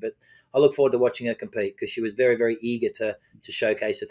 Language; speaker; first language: English; native; English